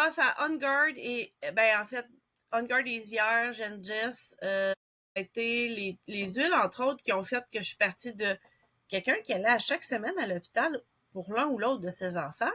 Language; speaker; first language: French; native; French